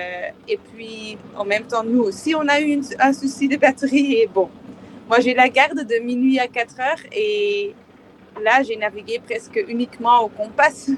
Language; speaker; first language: French; non-native, fluent; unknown